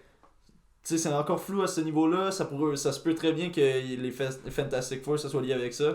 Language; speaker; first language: French; native; French